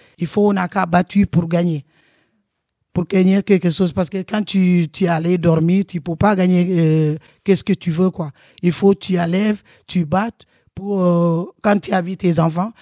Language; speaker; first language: French; non-native, local second language; Wolof